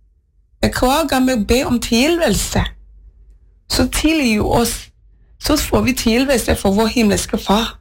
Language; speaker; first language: Norwegian; non-native, fluent; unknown